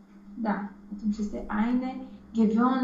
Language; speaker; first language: German; non-native, learner; Romanian